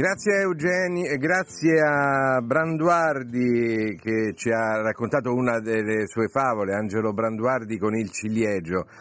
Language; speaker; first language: Italian; native; Italian